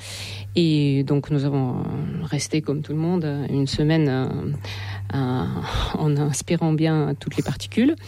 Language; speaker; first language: French; non-native, fluent; Russian